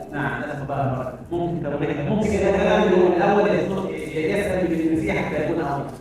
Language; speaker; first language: Arabic; native; Arabic